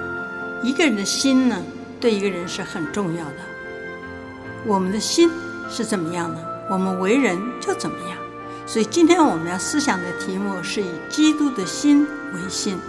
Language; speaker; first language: Chinese; native; Chinese